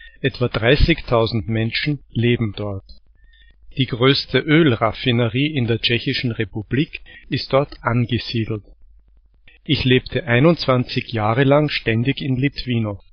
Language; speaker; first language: German; non-native, fluent; Czech